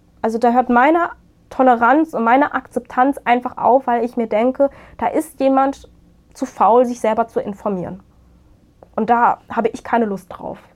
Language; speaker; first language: German; early bilingual, other home language; Arabic